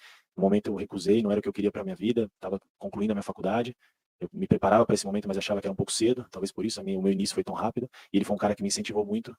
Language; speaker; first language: Portuguese; native; Portuguese